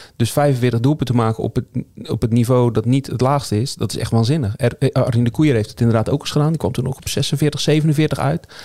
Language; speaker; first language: Dutch; native; Dutch